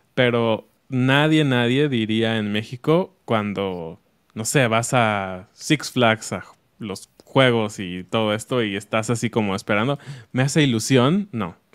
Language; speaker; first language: Spanish; native; Spanish